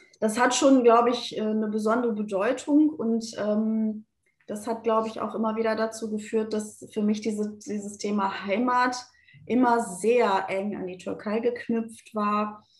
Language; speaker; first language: German; early bilingual, other home language; Turkish